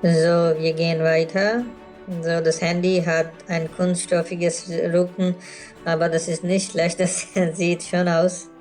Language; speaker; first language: German; non-native, fluent; Urdu